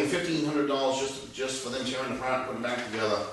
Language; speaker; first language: English; native; English